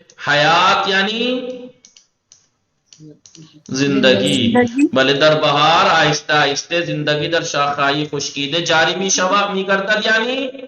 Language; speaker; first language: Persian; non-native, fluent; Urdu